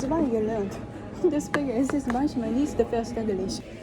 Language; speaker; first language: German; non-native, learner; Korean